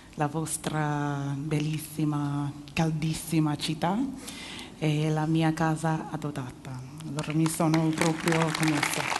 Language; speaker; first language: Italian; non-native, fluent; English